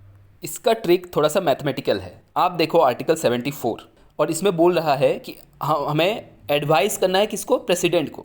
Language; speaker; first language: Hindi; native; Hindi